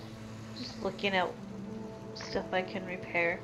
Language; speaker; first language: English; native; English